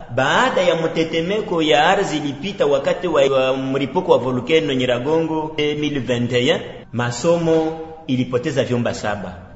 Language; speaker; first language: Swahili; native; Swahili